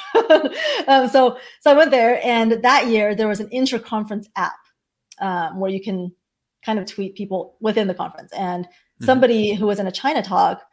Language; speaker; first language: English; early bilingual, other home language; Chinese